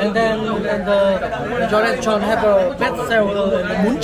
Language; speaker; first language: English; non-native, learner; Vietnamese